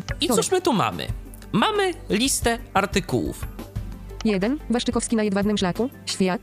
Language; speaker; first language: Polish; native; Polish